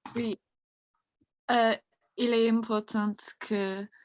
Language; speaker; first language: French; non-native, learner; English